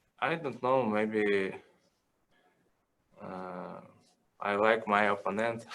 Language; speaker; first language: English; non-native, learner; Russian